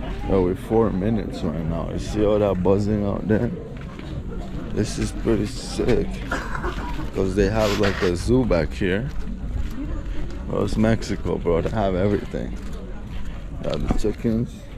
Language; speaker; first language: English; native; English